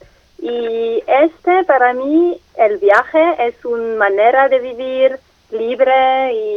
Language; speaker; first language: Spanish; non-native, learner; French